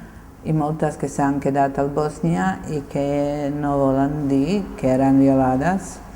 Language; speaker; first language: Catalan; non-native, fluent; Bosnian